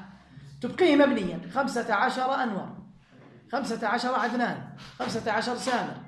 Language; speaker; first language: Arabic; native; Arabic